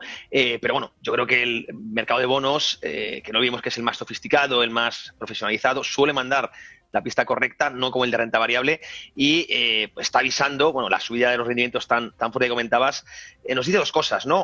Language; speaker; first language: Spanish; native; Spanish